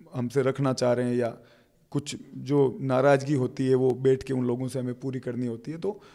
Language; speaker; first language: Hindi; native; Hindi